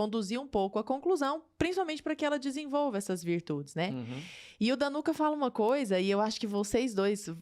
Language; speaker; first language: Portuguese; native; Portuguese